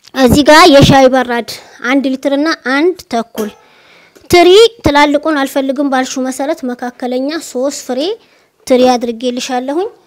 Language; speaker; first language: Amharic; native; Amharic